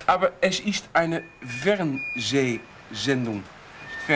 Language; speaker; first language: German; non-native, learner; Dutch